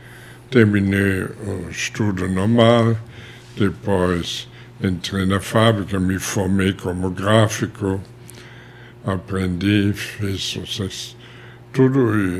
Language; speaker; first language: Portuguese; non-native, fluent; German